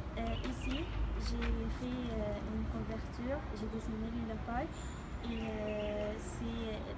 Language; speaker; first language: French; non-native, fluent; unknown